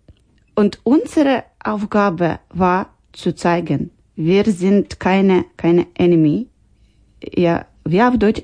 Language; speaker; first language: German; non-native, learner; Ukrainian